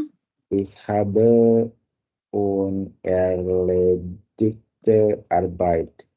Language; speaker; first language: German; non-native, learner; Indonesian